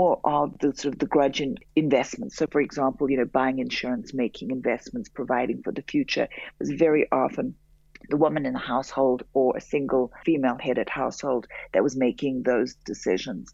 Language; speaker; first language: English; native; English